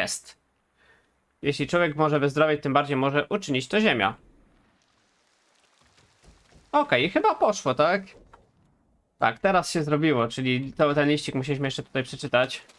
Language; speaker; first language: Polish; native; Polish